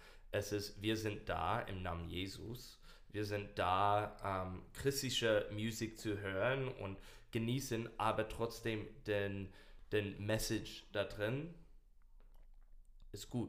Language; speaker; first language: German; non-native, learner; English